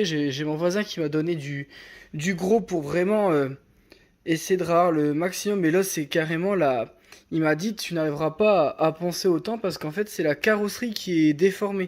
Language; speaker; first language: French; native; French